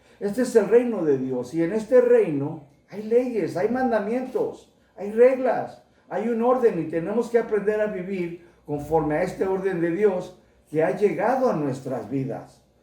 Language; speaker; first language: Spanish; early bilingual, heritage; Spanish